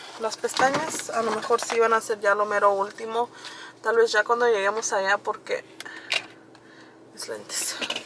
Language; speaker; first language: Spanish; early bilingual, heritage; Spanish